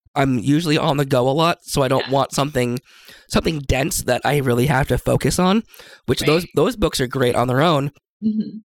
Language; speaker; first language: English; native; English